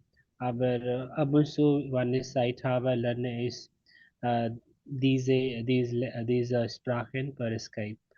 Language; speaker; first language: German; non-native, learner; Hindi